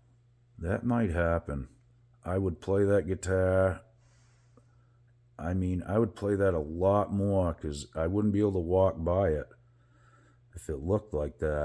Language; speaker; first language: English; native; English